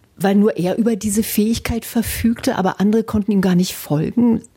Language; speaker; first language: German; native; German